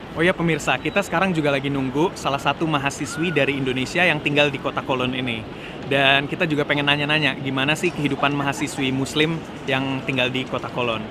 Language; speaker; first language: Indonesian; native; Indonesian